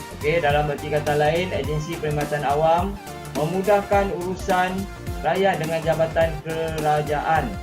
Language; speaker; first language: Malay; native; Malay